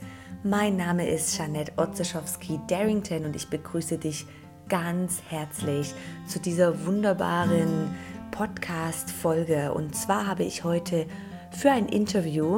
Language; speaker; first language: German; native; German